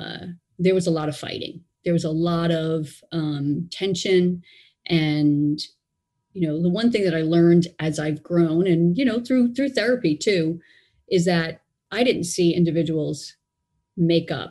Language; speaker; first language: English; native; English